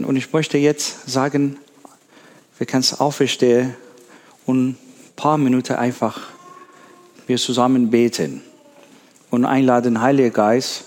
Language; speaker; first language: German; non-native, learner; Persian